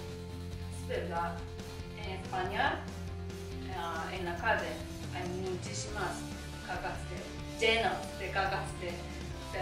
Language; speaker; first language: Spanish; non-native, learner; Japanese